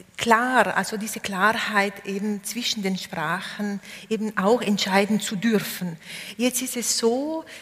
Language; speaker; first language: German; non-native, local second language; Ladin